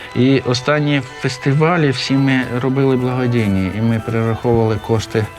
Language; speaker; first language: Ukrainian; native; Ukrainian